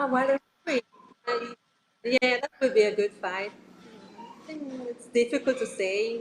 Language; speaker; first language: English; non-native, learner; Italian